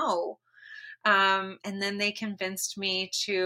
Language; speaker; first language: English; native; English